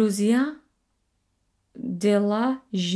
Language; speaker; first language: Russian; non-native, learner; English